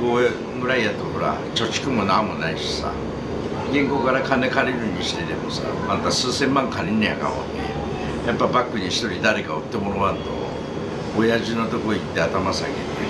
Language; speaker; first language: Japanese; native; Japanese